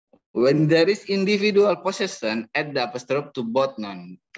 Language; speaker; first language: English; non-native, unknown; Indonesian